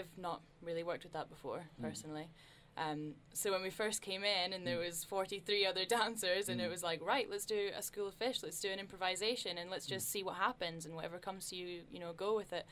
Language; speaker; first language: English; native; English